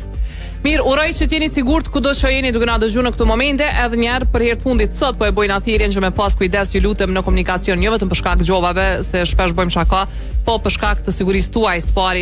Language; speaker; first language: Albanian; native; Albanian